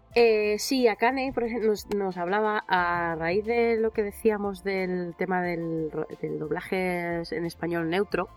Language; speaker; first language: Spanish; native; Spanish